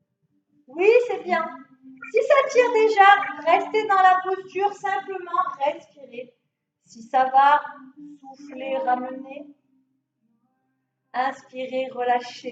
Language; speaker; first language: French; native; French